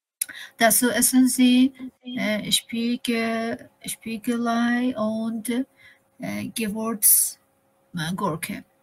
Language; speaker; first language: German; non-native, learner; Persian